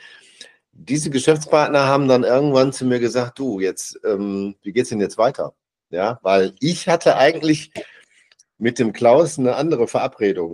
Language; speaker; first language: German; native; German